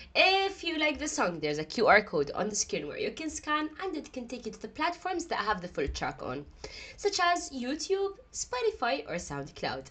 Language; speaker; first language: English; non-native, fluent; Arabic